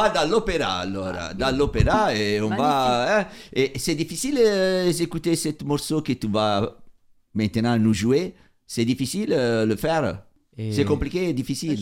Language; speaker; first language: French; non-native, fluent; Italian